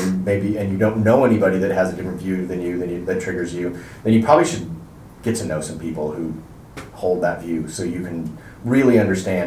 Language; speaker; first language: English; native; English